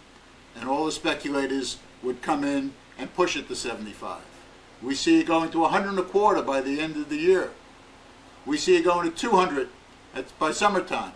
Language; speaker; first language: English; native; English